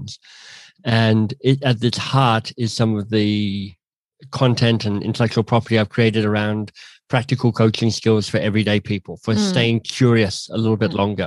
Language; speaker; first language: English; native; English